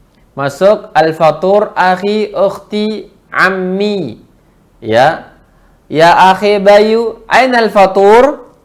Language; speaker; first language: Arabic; non-native, fluent; Indonesian